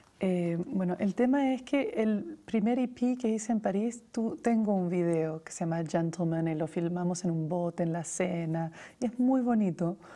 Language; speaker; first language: Spanish; native; Spanish